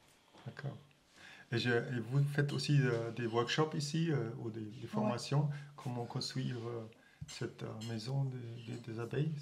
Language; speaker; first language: French; non-native, fluent; German